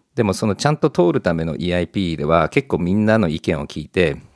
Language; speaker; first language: Japanese; non-native, fluent; English